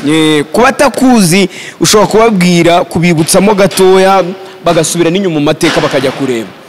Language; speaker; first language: Kinyarwanda; native; Kinyarwanda